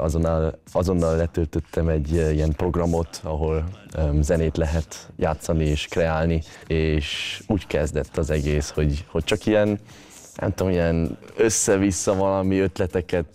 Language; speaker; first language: Hungarian; early bilingual, other home language; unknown